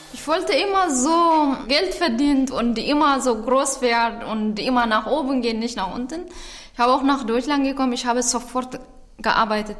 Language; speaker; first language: German; non-native, learner; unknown